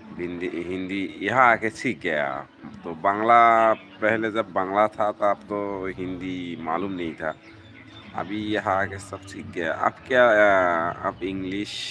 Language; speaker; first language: Hindi; non-native, fluent; Bangla